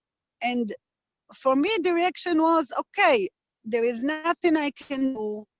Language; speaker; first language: English; non-native, fluent; Hebrew